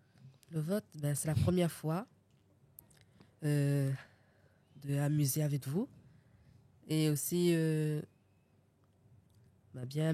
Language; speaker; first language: French; non-native, learner; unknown